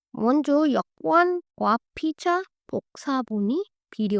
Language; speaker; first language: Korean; non-native, fluent; Hindi